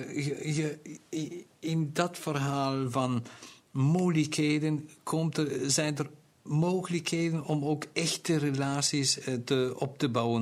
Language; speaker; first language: Dutch; non-native, local second language; German